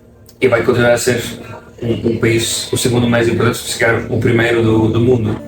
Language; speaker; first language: Portuguese; non-native, fluent; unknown